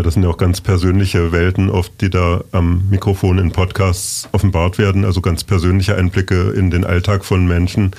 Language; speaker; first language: German; native; German